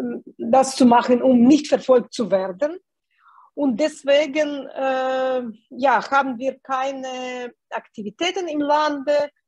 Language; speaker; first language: German; non-native, fluent; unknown